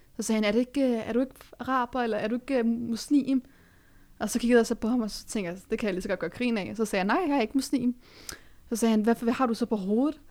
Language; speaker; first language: Danish; early bilingual, other home language; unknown